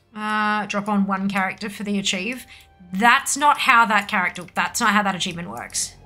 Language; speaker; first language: English; native; English